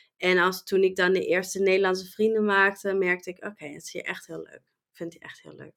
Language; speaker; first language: Dutch; non-native, fluent; German